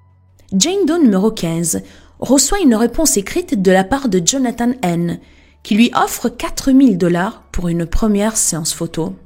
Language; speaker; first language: French; native; French